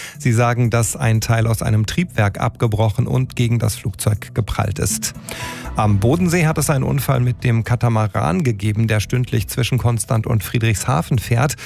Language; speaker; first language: German; native; German